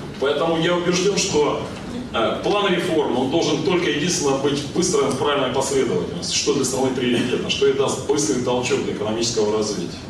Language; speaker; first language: Russian; non-native, local second language; Ukrainian